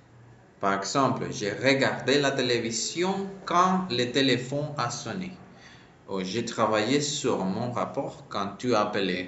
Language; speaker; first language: French; non-native, fluent; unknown